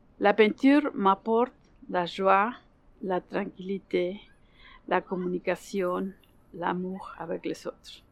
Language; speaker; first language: French; non-native, learner; Spanish